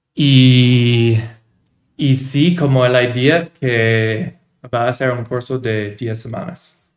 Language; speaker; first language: Spanish; non-native, fluent; English